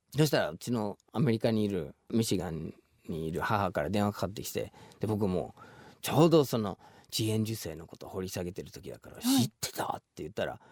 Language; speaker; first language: Japanese; non-native, fluent; English